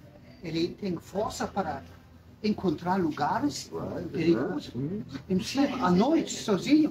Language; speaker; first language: Portuguese; non-native, learner; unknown